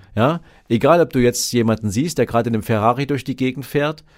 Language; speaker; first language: German; native; German